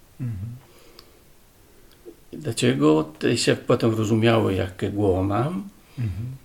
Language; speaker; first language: Polish; non-native, learner; Italian